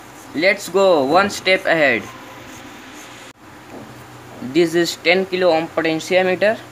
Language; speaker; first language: English; non-native, learner; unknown